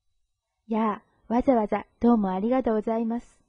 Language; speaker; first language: Japanese; non-native, fluent; Chinese